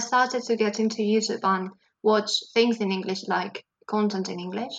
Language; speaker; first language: English; non-native, fluent; Catalan